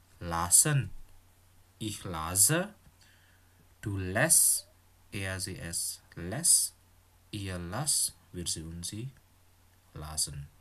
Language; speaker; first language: German; non-native, fluent; Indonesian